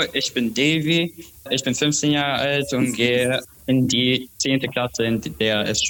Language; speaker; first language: German; non-native, learner; Albanian